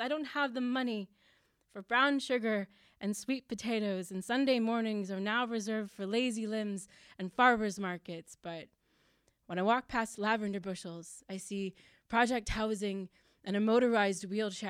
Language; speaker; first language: English; native; English